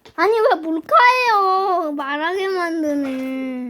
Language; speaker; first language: Korean; native; Korean